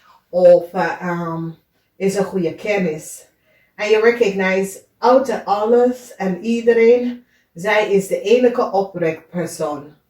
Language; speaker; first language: Dutch; non-native, learner; English